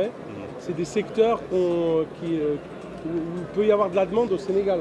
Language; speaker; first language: French; native; French